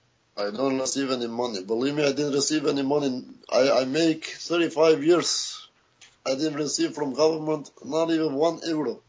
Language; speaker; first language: English; non-native, learner; Albanian